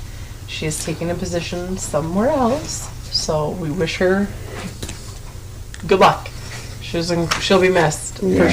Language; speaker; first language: English; native; English